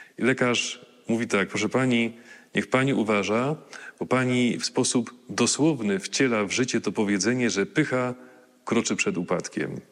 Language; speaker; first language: Polish; native; Polish